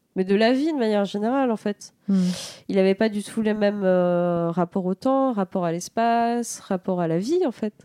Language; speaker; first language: French; native; French